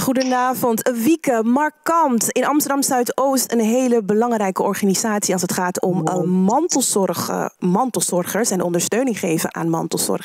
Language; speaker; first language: Dutch; native; Dutch